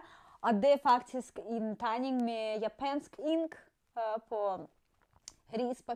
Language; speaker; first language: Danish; non-native, fluent; Russian